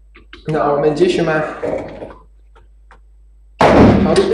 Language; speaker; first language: Chinese; non-native, learner; Japanese